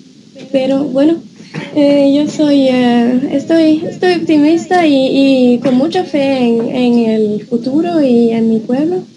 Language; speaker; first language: Spanish; non-native, fluent; Norwegian